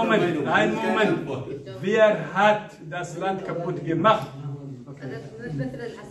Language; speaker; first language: German; non-native, fluent; Arabic